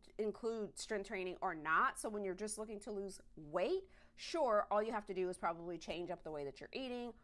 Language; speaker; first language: English; native; English